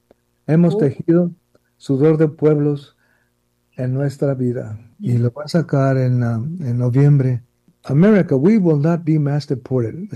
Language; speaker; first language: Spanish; early bilingual, heritage; Spanish